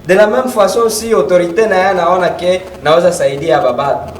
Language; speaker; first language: French; non-native, local second language; Swahili